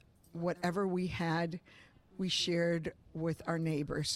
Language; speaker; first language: English; early bilingual, other home language; Spanish